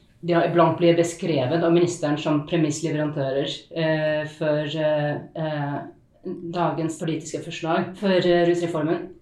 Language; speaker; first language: Norwegian; non-native, fluent; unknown